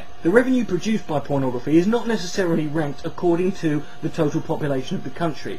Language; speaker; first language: English; native; English